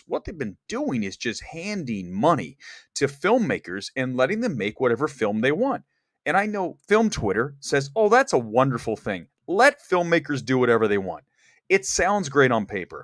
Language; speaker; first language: English; native; English